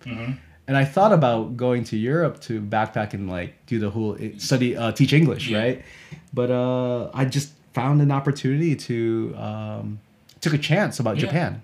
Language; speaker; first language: English; native; English